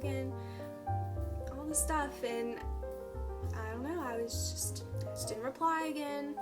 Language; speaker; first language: English; native; English